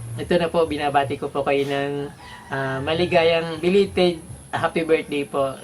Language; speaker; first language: Filipino; non-native, local second language; Bikol